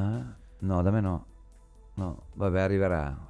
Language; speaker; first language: Italian; native; Italian